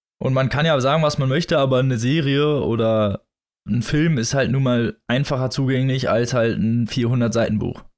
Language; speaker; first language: German; native; German